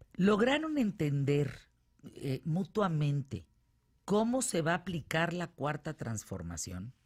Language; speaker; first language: Spanish; native; Spanish